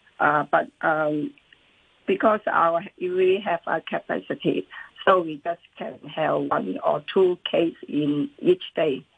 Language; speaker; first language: English; non-native, local second language; Cantonese